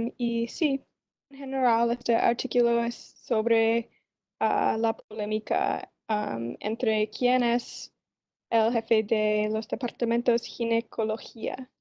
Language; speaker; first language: Spanish; non-native, learner; English